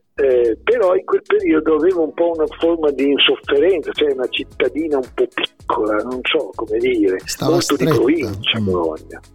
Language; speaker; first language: Italian; native; Italian